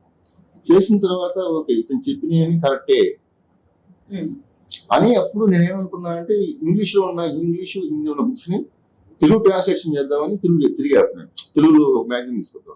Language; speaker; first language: Telugu; native; Telugu